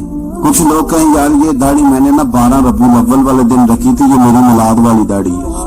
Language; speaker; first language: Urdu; non-native, local second language; Punjabi